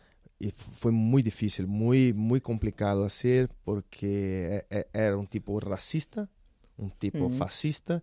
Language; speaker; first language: Spanish; non-native, learner; Portuguese